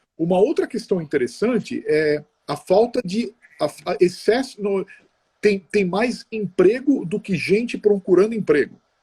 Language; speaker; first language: Portuguese; non-native, fluent; Italian